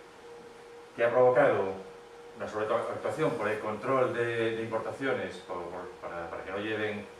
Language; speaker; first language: Spanish; native; Spanish